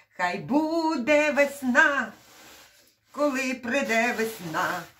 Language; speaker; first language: Ukrainian; non-native, local second language; Russian